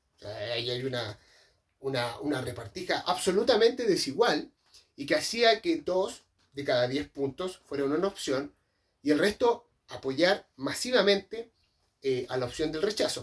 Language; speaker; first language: Spanish; native; Spanish